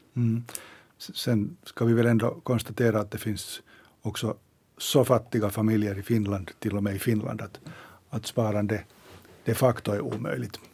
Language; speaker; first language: Swedish; native; Swedish